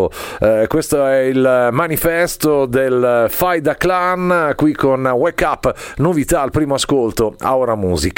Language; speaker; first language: Italian; native; Italian